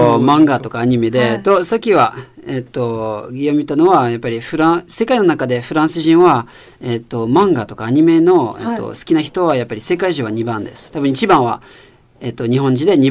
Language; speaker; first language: Japanese; non-native, fluent; French